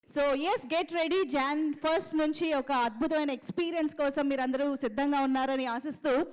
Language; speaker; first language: Telugu; native; Telugu